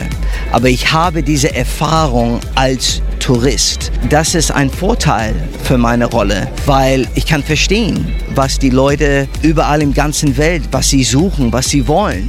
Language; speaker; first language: German; early bilingual, heritage; English